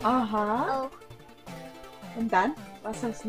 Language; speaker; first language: German; non-native, learner; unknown